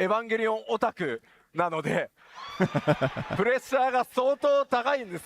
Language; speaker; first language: Japanese; native; Japanese